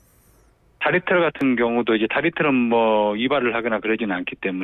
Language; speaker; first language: Korean; native; Korean